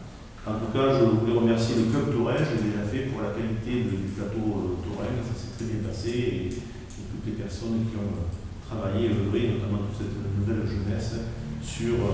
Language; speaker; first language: French; native; French